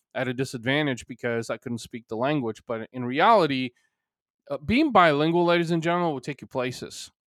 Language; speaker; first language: English; early bilingual, other home language; Bulgarian